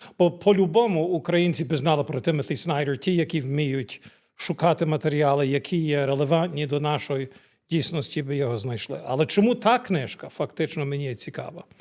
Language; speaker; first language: Ukrainian; early bilingual, heritage; Ukrainian